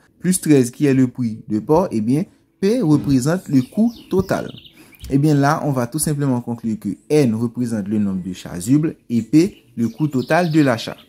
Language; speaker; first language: French; non-native, local second language; Haitian Creole